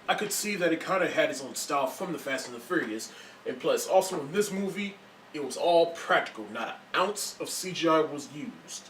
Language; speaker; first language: English; native; English